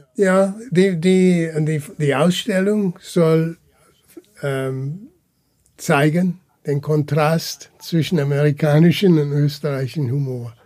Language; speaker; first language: German; early bilingual, heritage; German